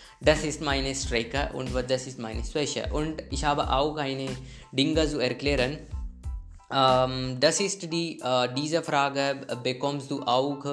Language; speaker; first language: German; non-native, learner; Hindi